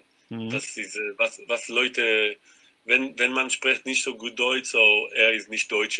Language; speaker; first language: German; non-native, learner; Hebrew